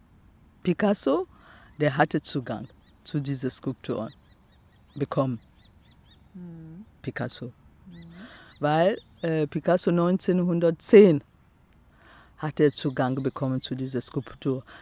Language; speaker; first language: German; non-native, local second language; French